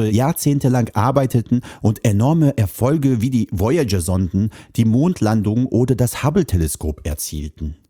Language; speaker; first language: German; native; German